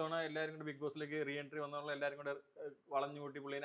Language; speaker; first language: Malayalam; native; Malayalam